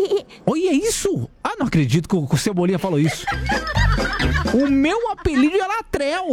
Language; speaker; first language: Portuguese; native; Portuguese